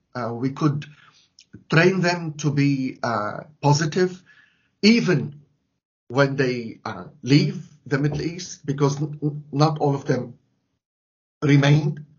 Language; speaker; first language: English; non-native, fluent; Arabic